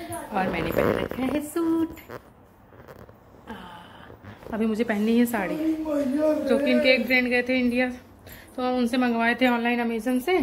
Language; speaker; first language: Hindi; native; Hindi